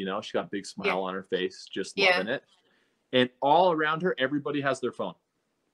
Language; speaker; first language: English; native; English